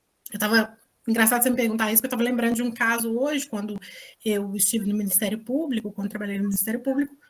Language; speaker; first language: Portuguese; native; Portuguese